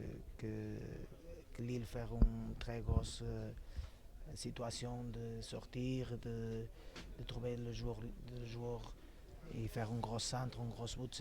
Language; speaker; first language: French; non-native, fluent; Portuguese